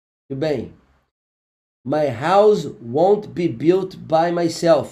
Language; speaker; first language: English; non-native, fluent; Portuguese